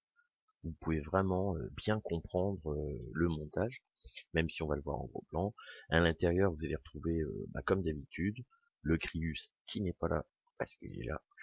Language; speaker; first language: French; native; French